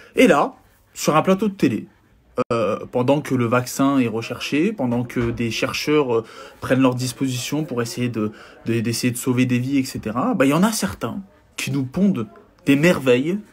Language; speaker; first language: French; native; French